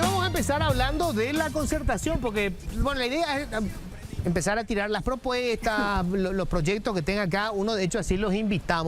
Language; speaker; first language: Spanish; native; Spanish